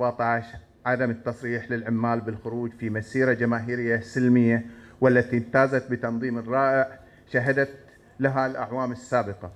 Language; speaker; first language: Arabic; native; Arabic